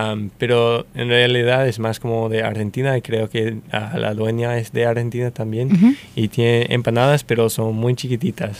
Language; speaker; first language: Spanish; non-native, fluent; English